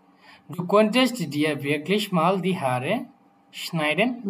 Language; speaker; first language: German; non-native, fluent; Bangla